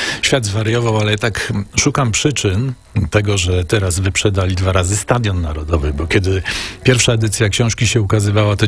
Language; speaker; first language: Polish; native; Polish